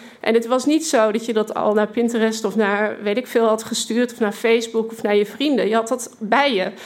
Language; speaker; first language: Dutch; native; Dutch